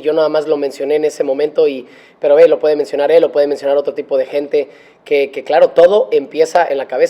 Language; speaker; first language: Spanish; native; Spanish